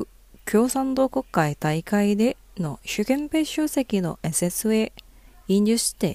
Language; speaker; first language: Japanese; non-native, fluent; Indonesian